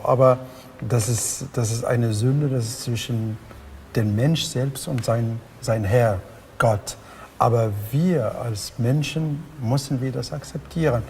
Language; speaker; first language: German; non-native, fluent; Arabic